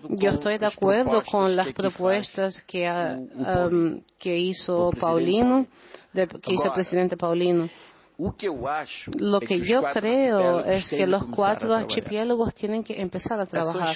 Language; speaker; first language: Spanish; non-native, fluent; Portuguese